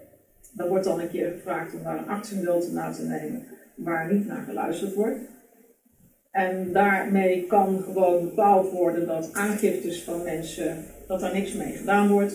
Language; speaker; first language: Dutch; native; Dutch